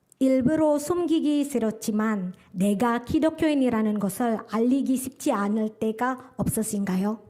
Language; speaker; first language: Korean; non-native, fluent; Indonesian